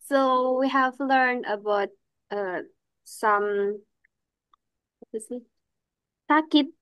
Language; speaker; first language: English; non-native, learner; Indonesian